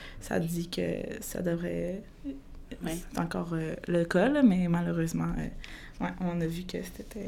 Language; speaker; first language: French; early bilingual, other home language; Spanish